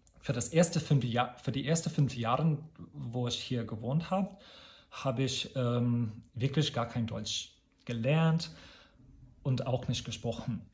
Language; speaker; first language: German; non-native, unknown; English